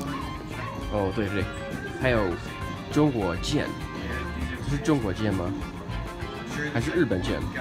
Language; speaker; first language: Chinese; non-native, fluent; English